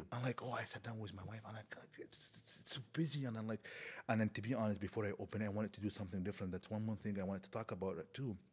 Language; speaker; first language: English; non-native, fluent; Arabic